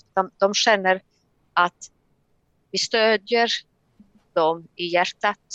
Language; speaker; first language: Swedish; non-native, fluent; Latvian